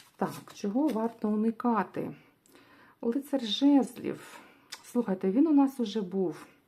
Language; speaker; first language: Ukrainian; non-native, local second language; Russian